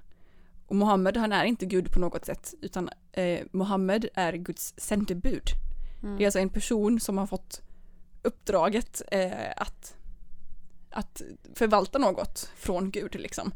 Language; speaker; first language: Swedish; native; Swedish